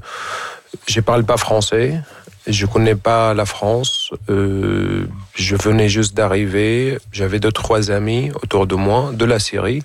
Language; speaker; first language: French; non-native, fluent; Arabic